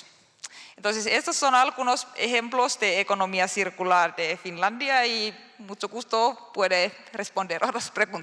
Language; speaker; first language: Spanish; non-native, learner; Finnish